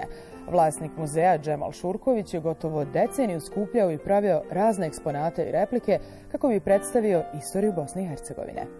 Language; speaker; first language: Serbian; native; Serbian